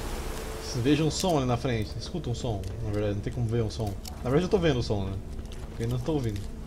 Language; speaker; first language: Portuguese; native; Portuguese